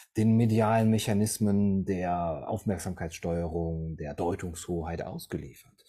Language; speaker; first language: German; native; German